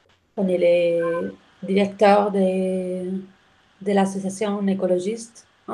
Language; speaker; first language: French; non-native, learner; Spanish